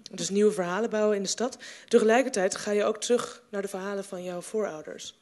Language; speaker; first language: Dutch; native; Dutch